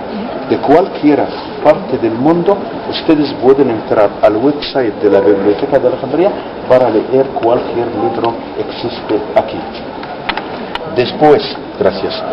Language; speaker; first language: Spanish; non-native, fluent; Arabic